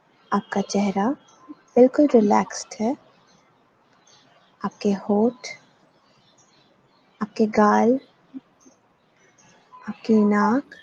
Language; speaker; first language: Hindi; native; Hindi